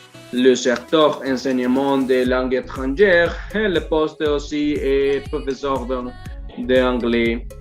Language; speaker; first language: French; non-native, learner; Spanish